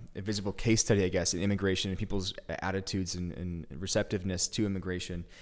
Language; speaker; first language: English; native; English